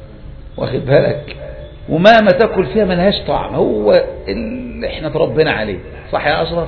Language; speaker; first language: Arabic; native; Arabic